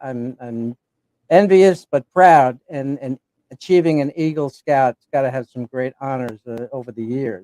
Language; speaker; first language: English; native; English